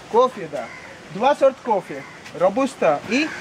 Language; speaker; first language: Russian; non-native, learner; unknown